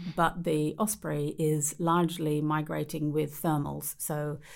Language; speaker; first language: English; native; English